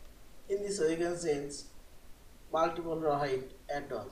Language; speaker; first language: English; non-native, learner; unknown